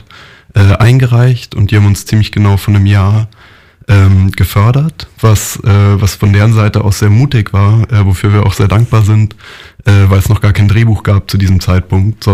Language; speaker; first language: German; native; German